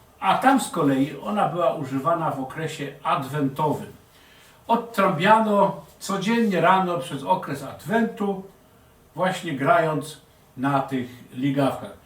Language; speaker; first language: Polish; native; Polish